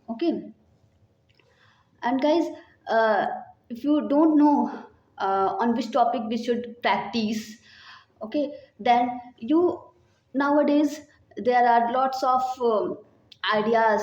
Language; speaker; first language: English; non-native, learner; Hindi